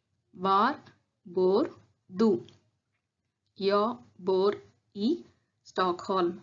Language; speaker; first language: Swedish; non-native, learner; Tamil